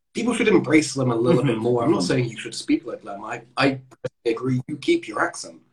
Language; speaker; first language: English; native; English